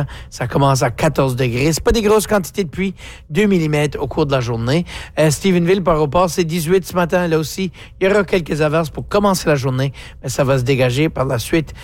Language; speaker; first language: French; native; French